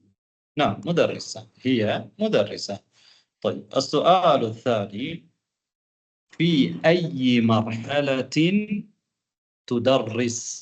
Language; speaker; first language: Arabic; non-native, fluent; Tamil